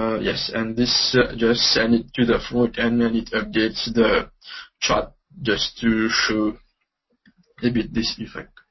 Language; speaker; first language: English; non-native, local second language; Morisyen